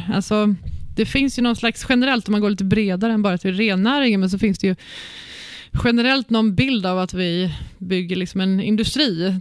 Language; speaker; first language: Swedish; native; Swedish